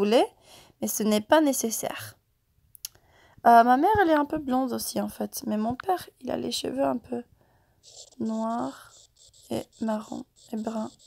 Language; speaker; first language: French; non-native, fluent; English